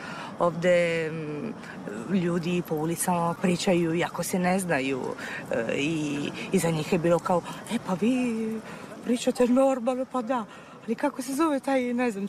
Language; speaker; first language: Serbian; non-native, fluent; Italian